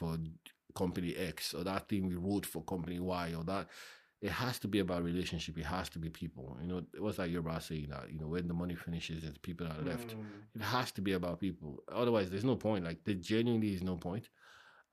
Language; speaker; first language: English; non-native, local second language; Yoruba